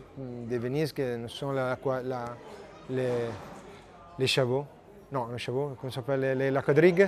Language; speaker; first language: French; non-native, learner; Italian